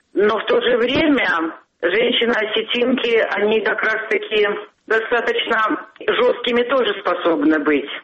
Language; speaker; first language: Russian; non-native, local second language; Ossetic